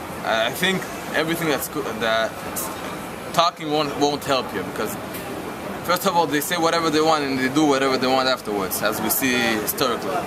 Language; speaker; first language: English; non-native, fluent; Hebrew